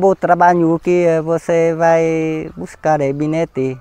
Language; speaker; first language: Portuguese; non-native, learner; Vietnamese